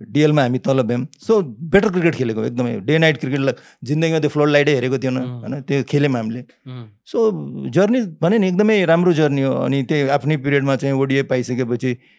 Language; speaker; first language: Nepali; early bilingual, heritage; Nepali